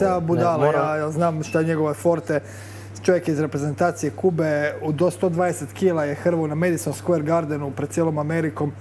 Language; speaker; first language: Croatian; native; Croatian